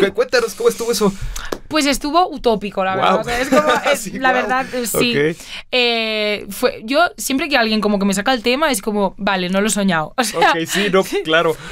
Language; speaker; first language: Spanish; native; Spanish